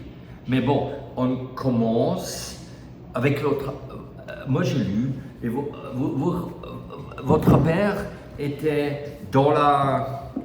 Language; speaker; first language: French; non-native, learner; German